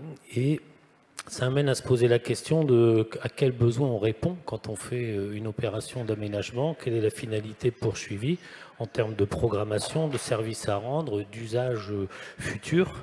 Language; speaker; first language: French; native; French